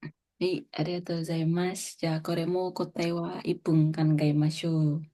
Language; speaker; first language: Japanese; non-native, fluent; Indonesian